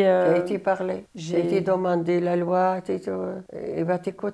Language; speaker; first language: French; non-native, learner; Arabic